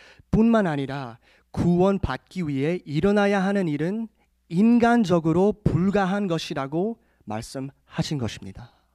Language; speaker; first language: Korean; early bilingual, heritage; Korean